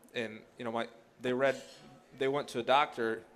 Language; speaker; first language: English; early bilingual, other home language; Greek